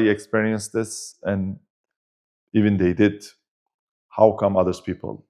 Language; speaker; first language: English; non-native, fluent; Turkish